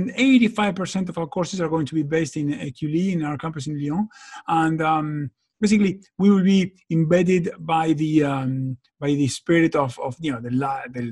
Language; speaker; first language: English; non-native, fluent; Spanish